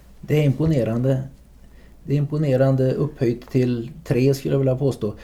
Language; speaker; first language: Swedish; native; Swedish